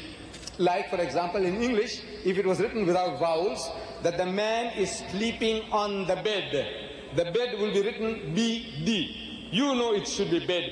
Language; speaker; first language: English; early bilingual, other home language; Gujarati